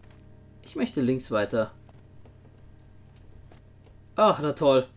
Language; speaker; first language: German; native; German